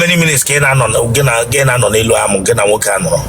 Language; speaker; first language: Igbo; native; Igbo